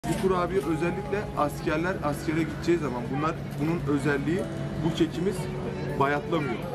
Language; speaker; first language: Turkish; native; Turkish